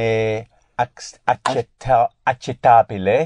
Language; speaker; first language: Italian; non-native, learner; English